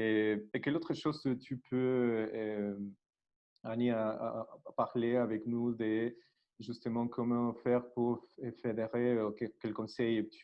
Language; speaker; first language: French; non-native, learner; Spanish